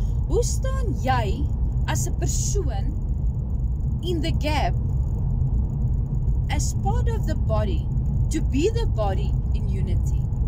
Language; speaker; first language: English; non-native, local second language; Afrikaans